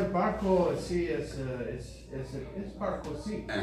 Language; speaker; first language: Spanish; non-native, learner; English